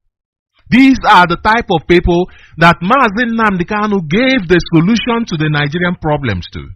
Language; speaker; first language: English; non-native, local second language; Igbo